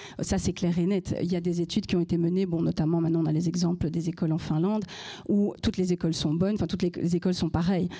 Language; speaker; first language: French; native; French